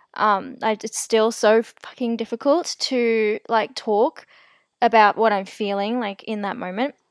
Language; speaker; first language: English; native; English